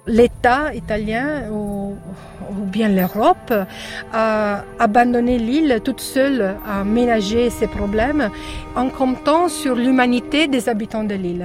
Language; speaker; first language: French; non-native, learner; Italian